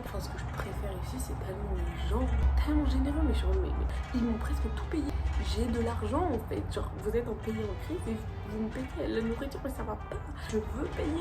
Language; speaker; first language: French; native; French